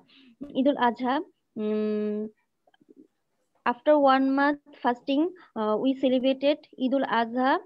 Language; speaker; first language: English; non-native, learner; Bangla